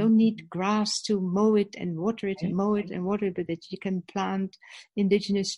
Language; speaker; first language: English; non-native, fluent; Dutch